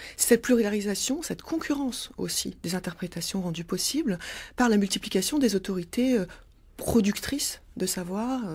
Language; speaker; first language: French; native; French